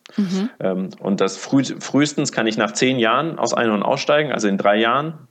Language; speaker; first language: German; early bilingual, other home language; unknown